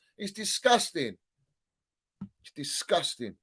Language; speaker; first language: English; native; English